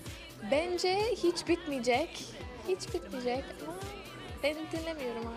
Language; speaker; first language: Turkish; non-native, learner; English